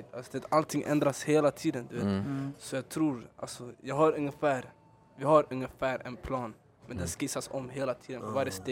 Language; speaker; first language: Swedish; early bilingual, other home language; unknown